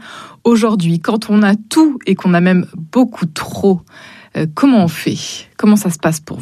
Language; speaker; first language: French; native; French